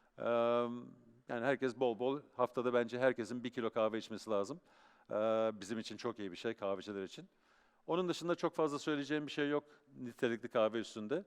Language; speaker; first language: Turkish; early bilingual, heritage; Turkish